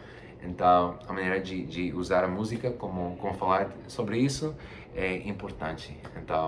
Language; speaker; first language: Portuguese; non-native, fluent; Spanish